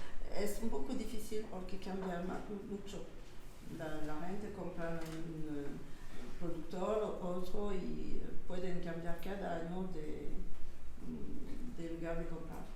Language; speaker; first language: Spanish; non-native, learner; French